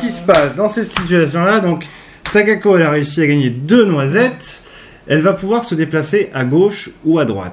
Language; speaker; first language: French; native; French